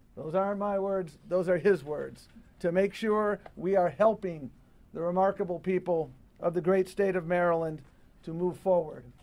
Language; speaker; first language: English; early bilingual, other home language; Spanish